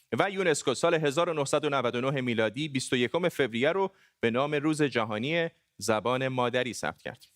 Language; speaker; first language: Persian; non-native, local second language; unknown